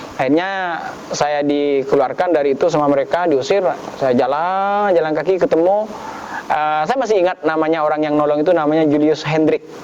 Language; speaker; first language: Indonesian; non-native, local second language; Madurese